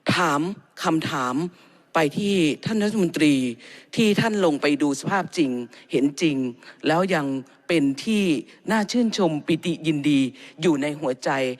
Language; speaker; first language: Thai; native; Thai